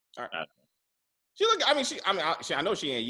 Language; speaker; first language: English; native; English